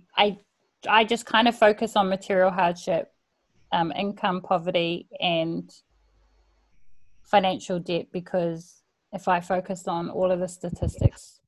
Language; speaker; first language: English; native; English